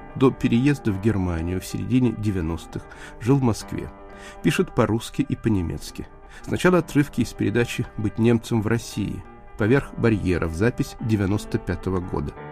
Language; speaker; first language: Russian; native; Russian